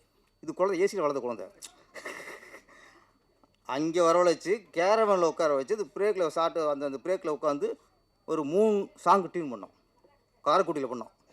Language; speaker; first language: Tamil; native; Tamil